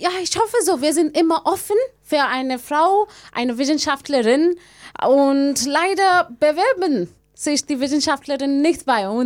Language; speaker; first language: German; non-native, fluent; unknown